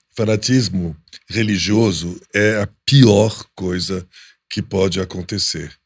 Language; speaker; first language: Portuguese; non-native, fluent; Arabic